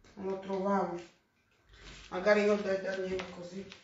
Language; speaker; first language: Italian; non-native, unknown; Bini